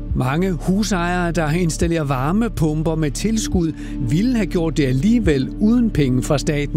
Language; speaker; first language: Danish; native; Danish